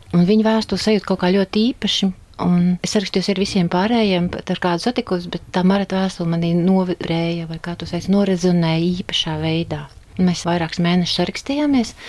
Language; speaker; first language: Latvian; native; Latvian